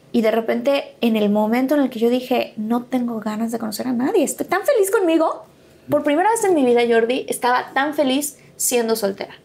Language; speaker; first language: Spanish; native; Spanish